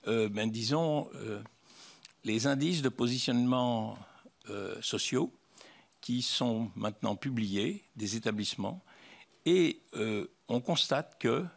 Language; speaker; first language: French; native; French